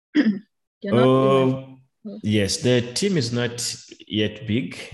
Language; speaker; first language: English; non-native, local second language; Kinyarwanda